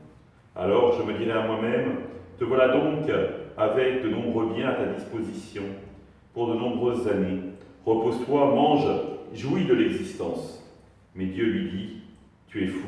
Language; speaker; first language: French; native; French